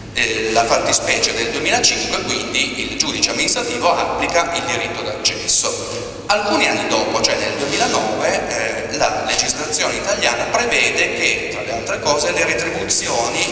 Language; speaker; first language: Italian; native; Italian